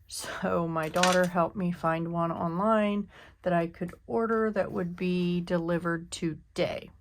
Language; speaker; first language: English; native; English